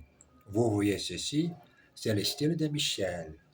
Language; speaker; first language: French; non-native, learner; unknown